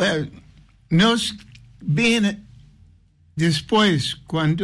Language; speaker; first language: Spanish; non-native, learner; English